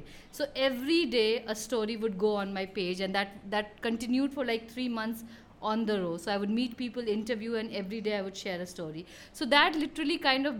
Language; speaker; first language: English; non-native, local second language; Hindi